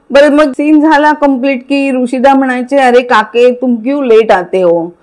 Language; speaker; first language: Hindi; non-native, local second language; Marathi